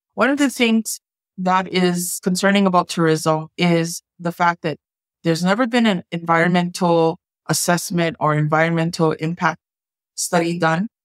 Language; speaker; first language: English; native; English